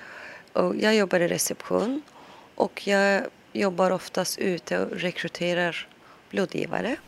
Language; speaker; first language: Swedish; non-native, local second language; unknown